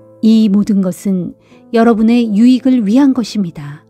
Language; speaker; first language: Korean; native; Korean